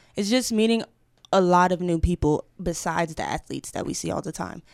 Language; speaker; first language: English; native; English